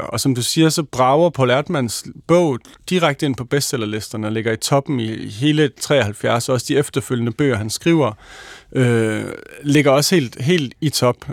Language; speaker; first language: Danish; native; Danish